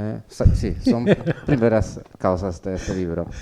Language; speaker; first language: Spanish; non-native, learner; Polish